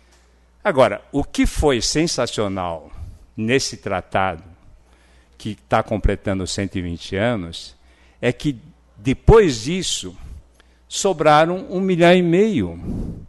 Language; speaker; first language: Portuguese; early bilingual, other home language; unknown